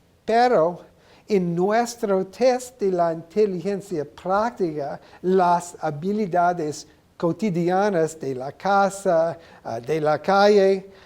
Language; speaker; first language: Spanish; non-native, learner; English